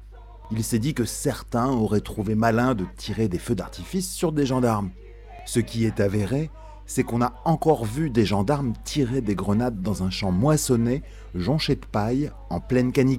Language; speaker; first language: French; native; French